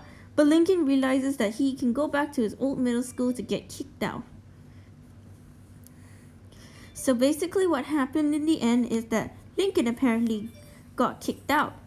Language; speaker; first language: English; native; English